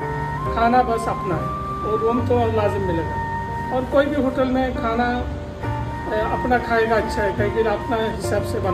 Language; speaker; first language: Hindi; non-native, fluent; Bangla